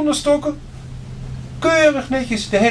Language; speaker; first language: Dutch; native; Dutch